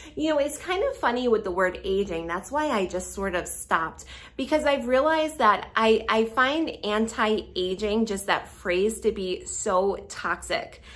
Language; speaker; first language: English; native; English